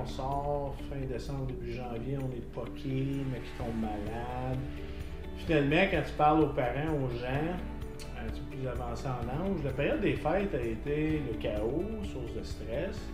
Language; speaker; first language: French; native; French